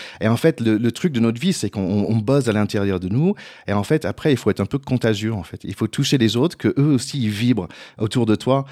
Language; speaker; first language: French; non-native, fluent; English